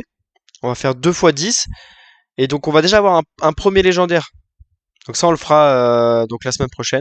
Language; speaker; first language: French; native; French